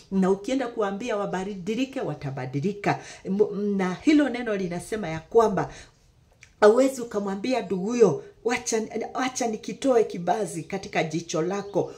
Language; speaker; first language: Swahili; non-native, local second language; Kikuyu